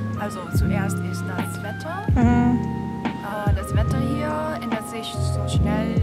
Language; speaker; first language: German; non-native, learner; Vietnamese